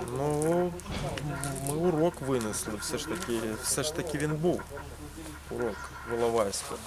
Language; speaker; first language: Ukrainian; early bilingual, heritage; Ukrainian